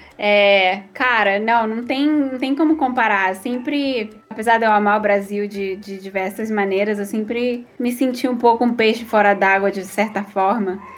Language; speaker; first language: Portuguese; early bilingual, other home language; Spanish